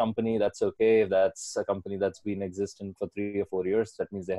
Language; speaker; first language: English; non-native, local second language; Marathi